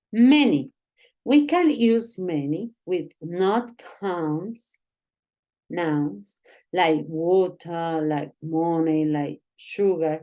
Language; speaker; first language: English; non-native, learner; Spanish